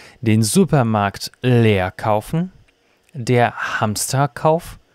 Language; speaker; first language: German; non-native, fluent; Russian